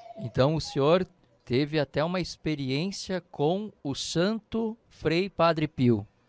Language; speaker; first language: Portuguese; native; Portuguese